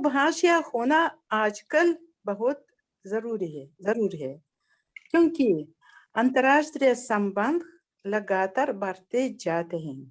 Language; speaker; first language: Hindi; non-native, fluent; Kazakh